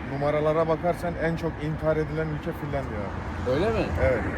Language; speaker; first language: Turkish; early bilingual, heritage; Finnish